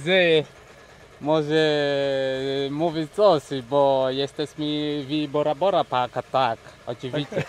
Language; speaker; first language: Polish; non-native, learner; Swahili